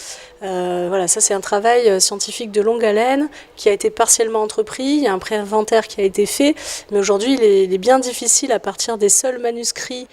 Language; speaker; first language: French; native; French